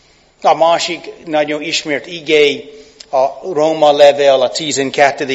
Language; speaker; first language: Hungarian; non-native, fluent; English